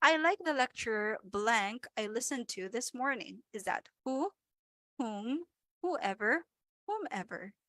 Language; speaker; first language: English; non-native, local second language; Filipino